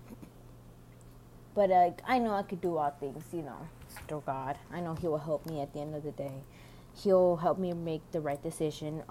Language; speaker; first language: English; native; English